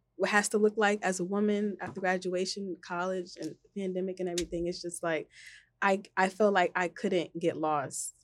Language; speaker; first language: English; native; English